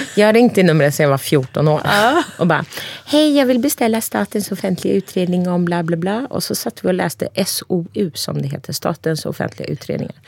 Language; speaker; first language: Swedish; early bilingual, other home language; Turkish